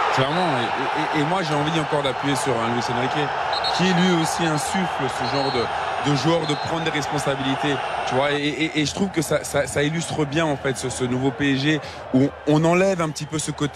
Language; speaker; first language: French; native; French